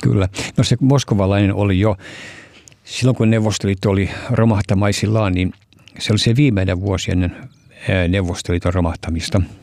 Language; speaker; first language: Finnish; early bilingual, heritage; Finnish